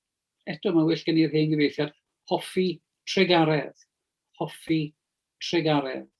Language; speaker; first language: Welsh; native; Welsh